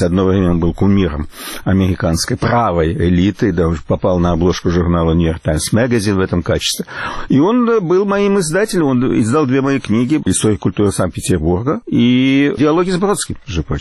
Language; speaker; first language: Russian; native; Russian